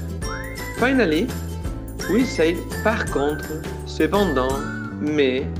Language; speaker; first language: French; non-native, fluent; Spanish